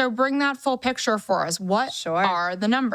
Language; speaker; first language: English; native; English